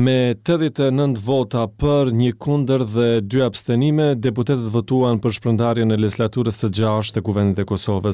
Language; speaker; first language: Albanian; native; Albanian